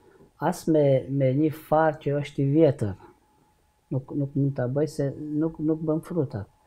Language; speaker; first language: Albanian; non-native, learner; Hungarian